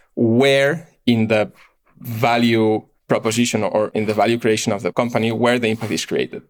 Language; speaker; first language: English; non-native, fluent; Catalan